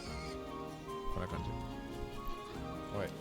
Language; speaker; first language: Japanese; non-native, learner; German